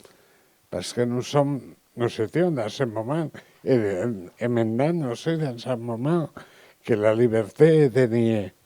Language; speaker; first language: French; non-native, learner; Catalan